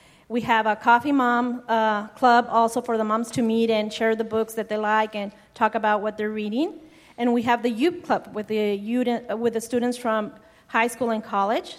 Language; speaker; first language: English; non-native, fluent; Spanish